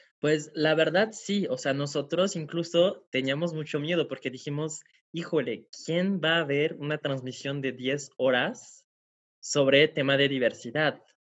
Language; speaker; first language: Spanish; non-native, fluent; French